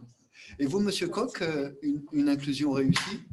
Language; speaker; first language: French; native; French